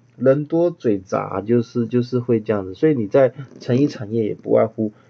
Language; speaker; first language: Chinese; native; Chinese